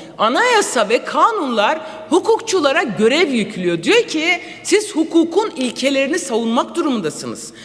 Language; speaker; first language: Turkish; non-native, local second language; Kurdish